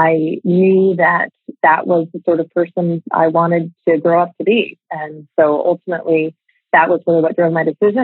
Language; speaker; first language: English; native; English